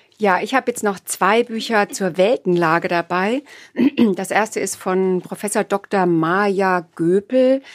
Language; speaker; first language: German; native; German